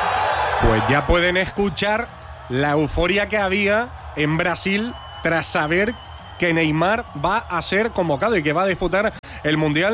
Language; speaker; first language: Spanish; native; Spanish